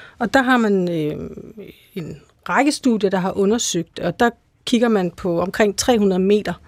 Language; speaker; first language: Danish; native; Danish